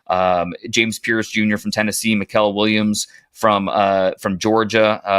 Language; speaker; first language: English; native; English